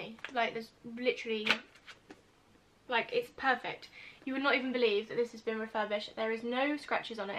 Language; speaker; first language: English; native; English